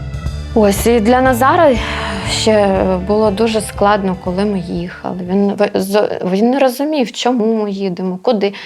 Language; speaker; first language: Ukrainian; non-native, local second language; Russian